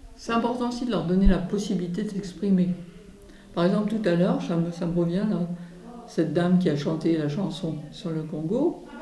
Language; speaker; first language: French; native; French